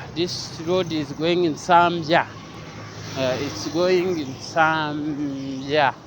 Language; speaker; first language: English; non-native, learner; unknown